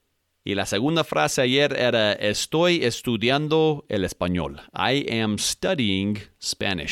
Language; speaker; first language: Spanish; non-native, fluent; English